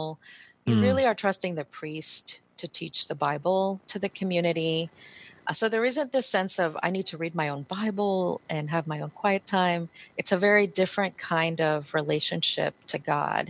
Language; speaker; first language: English; early bilingual, other home language; Spanish